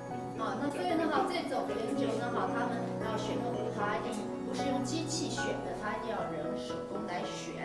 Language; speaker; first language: Chinese; native; Chinese